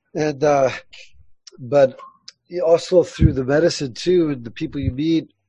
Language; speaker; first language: English; early bilingual, other home language; Spanish